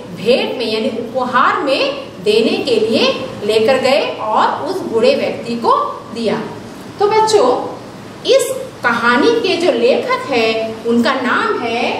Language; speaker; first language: Hindi; native; Hindi